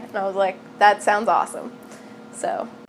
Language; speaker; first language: English; native; English